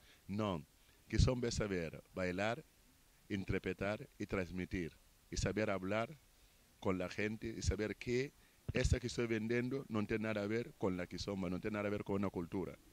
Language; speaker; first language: Spanish; non-native, fluent; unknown